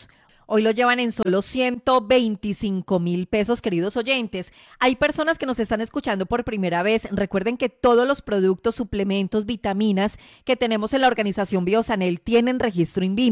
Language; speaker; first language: Spanish; native; Spanish